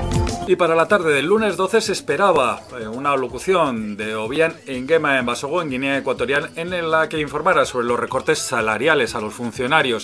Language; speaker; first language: Spanish; native; Spanish